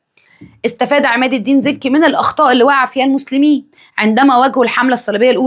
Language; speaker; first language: Arabic; native; Arabic